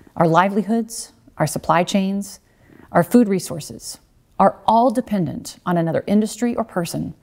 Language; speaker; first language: English; native; English